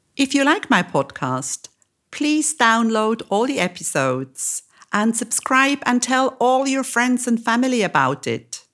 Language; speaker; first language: English; non-native, fluent; German